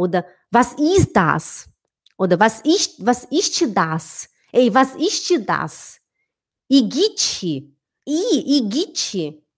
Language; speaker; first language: German; non-native, fluent; Portuguese